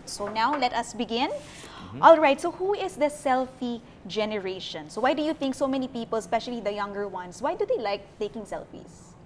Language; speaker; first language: English; non-native, local second language; Filipino